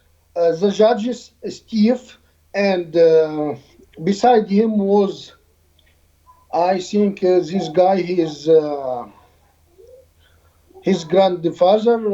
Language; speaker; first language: English; non-native, learner; Arabic